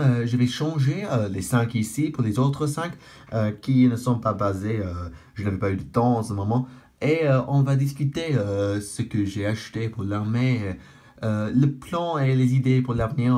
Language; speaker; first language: French; non-native, fluent; English